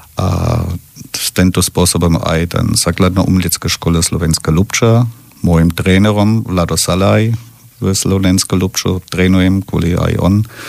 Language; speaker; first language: Slovak; non-native, learner; German